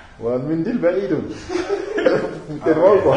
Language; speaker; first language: Arabic; non-native, learner; French